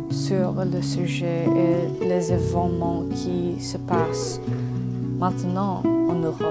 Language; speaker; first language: French; non-native, learner; English